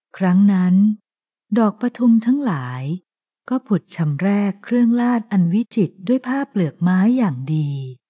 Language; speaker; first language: Thai; native; Thai